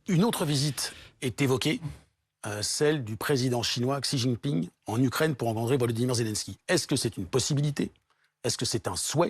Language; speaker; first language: French; native; French